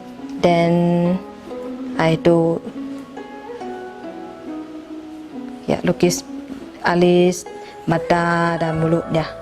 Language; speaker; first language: Indonesian; non-native, local second language; Chinese